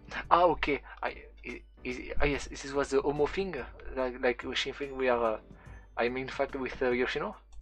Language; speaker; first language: English; non-native, fluent; French